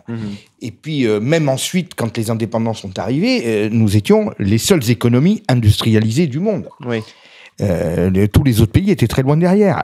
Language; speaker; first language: French; native; French